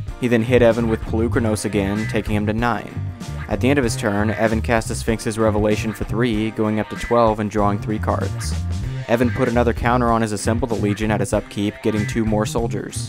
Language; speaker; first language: English; native; English